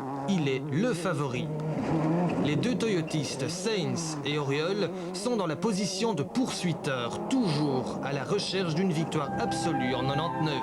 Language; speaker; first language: French; native; French